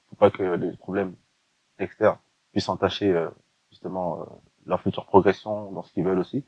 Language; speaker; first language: French; native; French